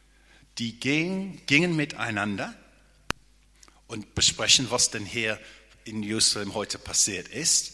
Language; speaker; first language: German; non-native, fluent; English